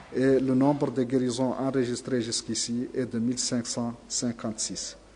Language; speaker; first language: French; non-native, local second language; Arabic